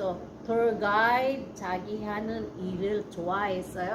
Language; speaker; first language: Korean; non-native, learner; Cebuano